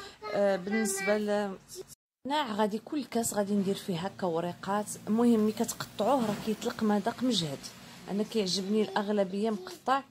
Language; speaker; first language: Arabic; native; Arabic